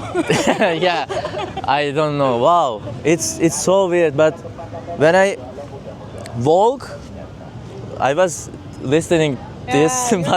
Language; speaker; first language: English; non-native, learner; Turkish